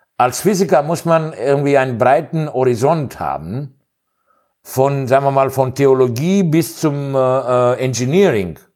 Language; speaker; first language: German; non-native, fluent; Greek